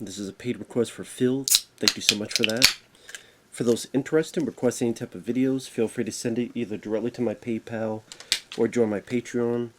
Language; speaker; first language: English; native; English